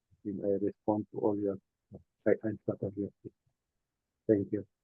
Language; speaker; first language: English; non-native, learner; French